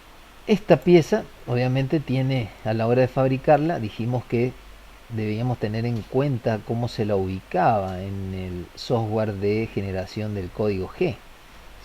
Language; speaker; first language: Spanish; native; Spanish